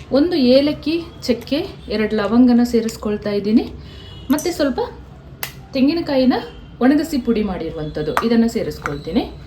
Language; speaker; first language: Kannada; non-native, local second language; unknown